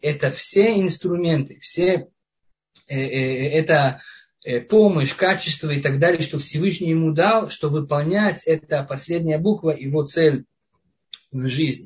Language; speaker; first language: Russian; non-native, fluent; Hebrew